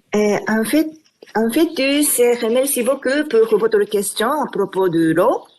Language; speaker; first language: French; non-native, fluent; Japanese